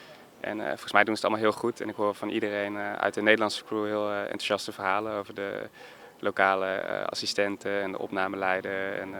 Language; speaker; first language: Dutch; native; Dutch